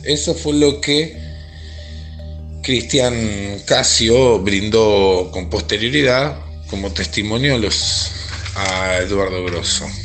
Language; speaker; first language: Spanish; native; Spanish